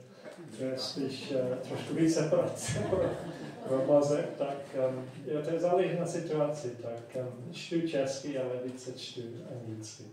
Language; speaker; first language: Czech; non-native, fluent; English